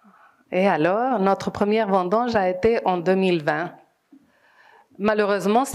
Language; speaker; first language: French; non-native, fluent; Spanish